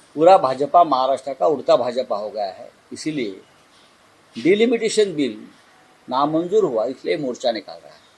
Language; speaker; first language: Hindi; non-native, local second language; Marathi